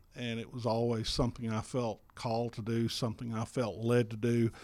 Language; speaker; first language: English; native; English